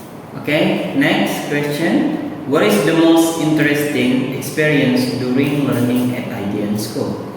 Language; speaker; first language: English; non-native, learner; Indonesian